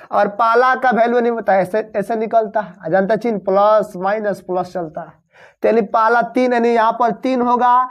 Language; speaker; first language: Hindi; native; Hindi